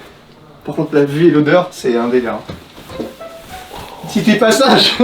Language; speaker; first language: French; native; French